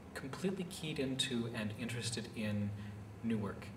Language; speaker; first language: English; native; English